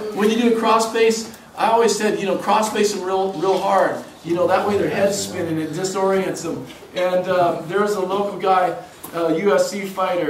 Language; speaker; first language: English; native; English